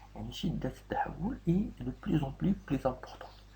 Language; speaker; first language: French; non-native, local second language; Arabic